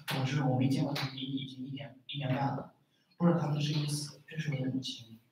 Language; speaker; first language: Chinese; non-native, local second language; Uyghur